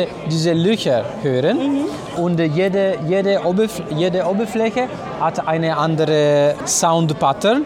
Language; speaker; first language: German; non-native, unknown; Italian